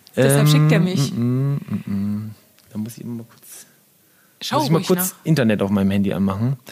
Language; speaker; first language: German; native; German